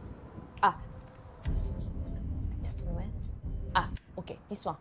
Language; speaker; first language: English; non-native, learner; Japanese